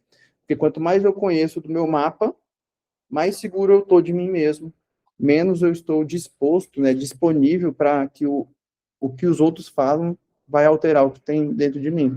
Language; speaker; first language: Portuguese; native; Portuguese